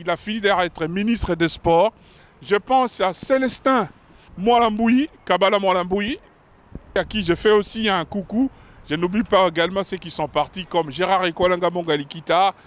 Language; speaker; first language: French; non-native, local second language; Lingala